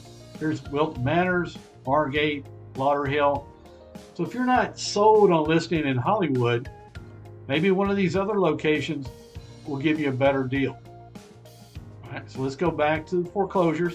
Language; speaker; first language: English; native; English